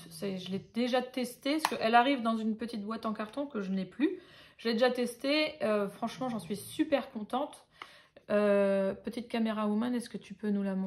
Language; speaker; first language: French; native; French